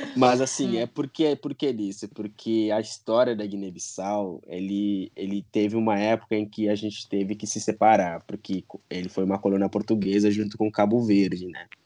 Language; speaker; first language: Portuguese; non-native, local second language; Upper Guinea Crioulo